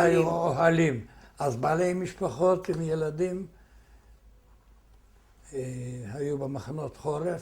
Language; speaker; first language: Hebrew; non-native, fluent; Yiddish